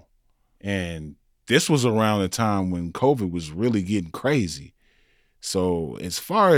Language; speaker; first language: English; native; English